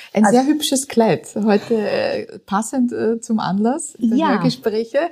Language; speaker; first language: German; native; German